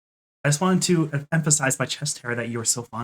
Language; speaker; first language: English; native; English